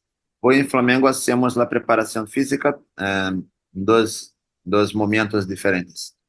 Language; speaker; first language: Spanish; non-native, learner; Portuguese